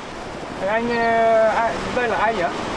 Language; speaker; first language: Vietnamese; non-native, fluent; Korean